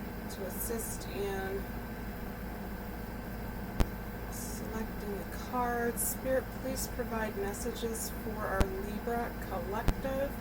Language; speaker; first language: English; native; English